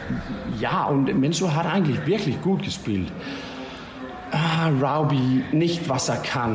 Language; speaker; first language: German; non-native, learner; Danish